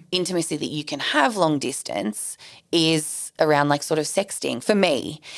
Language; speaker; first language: English; native; English